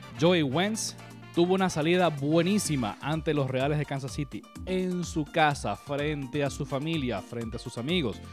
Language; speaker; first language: Spanish; native; Spanish